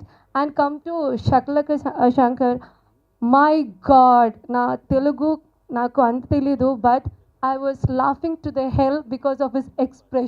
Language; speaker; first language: Telugu; non-native, learner; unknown